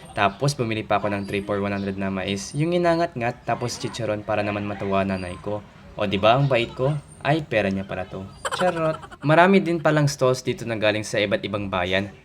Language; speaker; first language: Filipino; non-native, local second language; Pangasinan